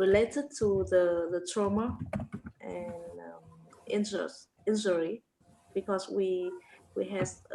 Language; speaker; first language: English; non-native, fluent; Vietnamese